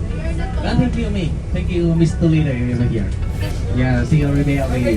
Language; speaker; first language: English; non-native, learner; Vietnamese